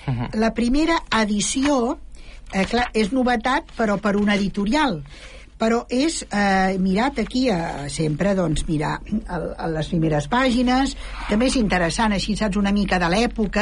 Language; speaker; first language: Catalan; native; Catalan